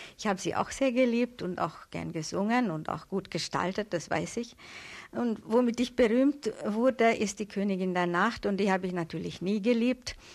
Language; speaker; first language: German; non-native, fluent; Hungarian